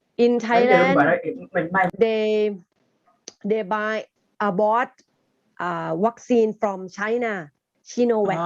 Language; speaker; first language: English; non-native, learner; Thai